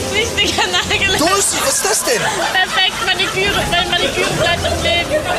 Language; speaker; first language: German; native; German